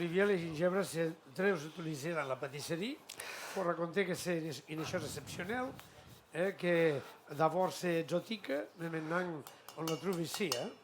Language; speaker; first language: French; non-native, learner; Catalan